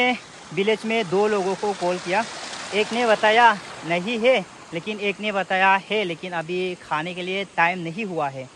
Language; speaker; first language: Hindi; non-native, local second language; Garo